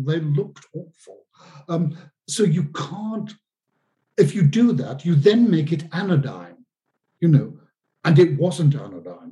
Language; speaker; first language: English; native; English